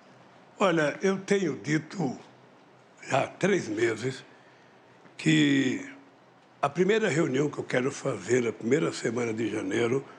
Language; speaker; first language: Portuguese; native; Portuguese